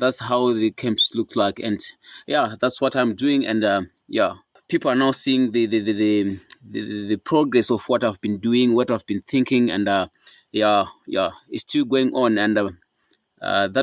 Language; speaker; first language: English; non-native, local second language; Shona